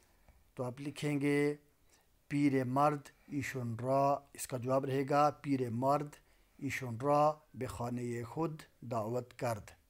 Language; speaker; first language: Persian; non-native, local second language; Urdu